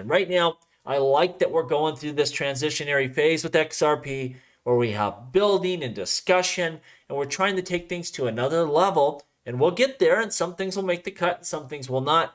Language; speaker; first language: English; native; English